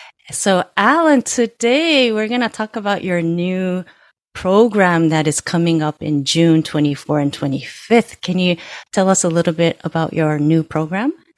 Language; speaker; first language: English; non-native, fluent; Japanese